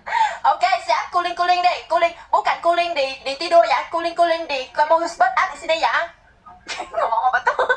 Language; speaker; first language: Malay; non-native, learner; Vietnamese